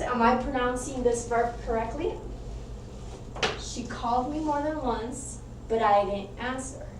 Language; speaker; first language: English; non-native, fluent; Spanish